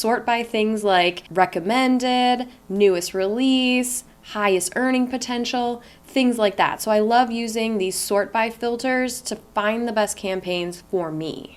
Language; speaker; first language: English; native; English